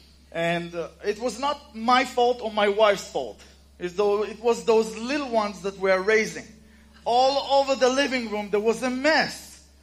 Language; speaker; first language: English; non-native, fluent; Hebrew